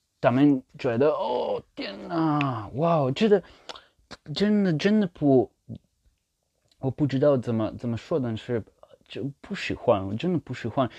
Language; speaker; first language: Chinese; non-native, learner; French